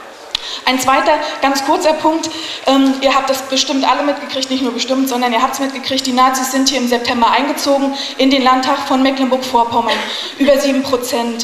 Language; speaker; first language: German; native; German